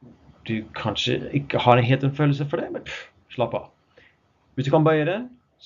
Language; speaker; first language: Norwegian; non-native, fluent; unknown